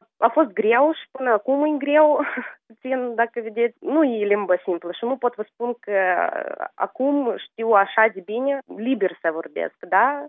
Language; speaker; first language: Romanian; non-native, learner; Ukrainian